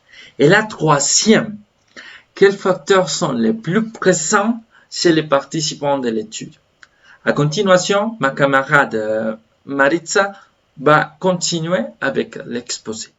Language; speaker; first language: French; non-native, fluent; Spanish